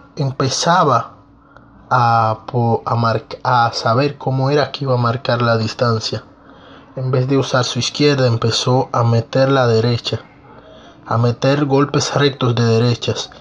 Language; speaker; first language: Spanish; native; Spanish